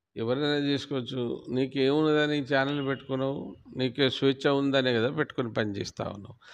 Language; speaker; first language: Telugu; non-native, local second language; Lambadi